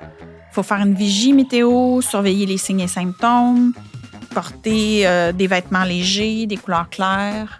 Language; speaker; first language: French; native; French